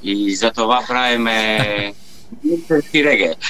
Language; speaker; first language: Bulgarian; non-native, learner; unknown